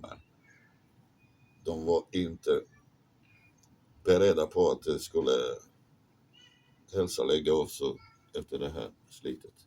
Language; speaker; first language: Swedish; non-native, fluent; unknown